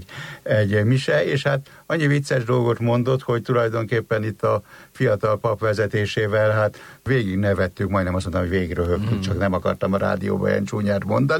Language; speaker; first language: Hungarian; native; Hungarian